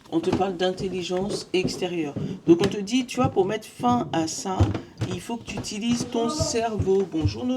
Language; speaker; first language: French; native; French